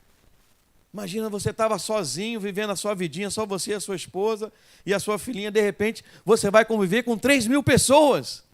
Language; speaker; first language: Portuguese; native; Portuguese